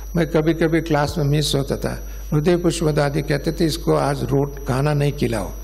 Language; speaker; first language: Hindi; non-native, local second language; Kannada